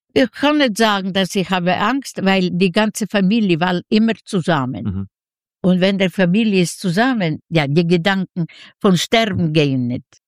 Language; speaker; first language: German; non-native, learner; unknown